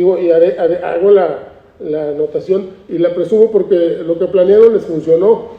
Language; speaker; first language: Spanish; native; Spanish